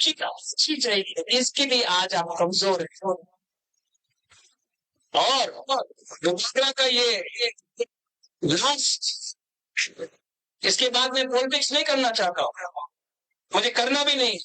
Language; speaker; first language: Hindi; non-native, local second language; Kok Borok